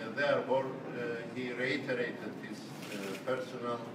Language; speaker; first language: English; non-native, fluent; Turkish